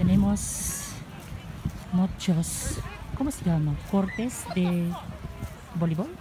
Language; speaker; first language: Spanish; non-native, learner; English